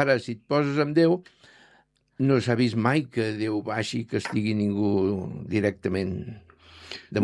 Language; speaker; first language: Catalan; native; Catalan